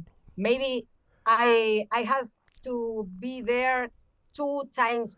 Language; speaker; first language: English; non-native, learner; Spanish